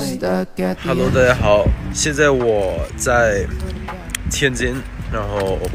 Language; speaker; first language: Chinese; non-native, fluent; Thai